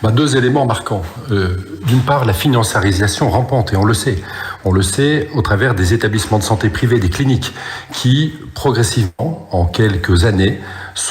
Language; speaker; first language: French; native; French